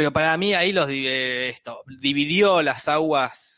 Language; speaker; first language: Spanish; native; Spanish